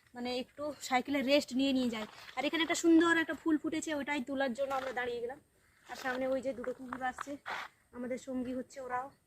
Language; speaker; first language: Bangla; non-native, local second language; Santali